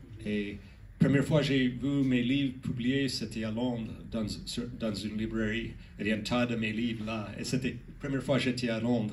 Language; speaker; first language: French; non-native, learner; English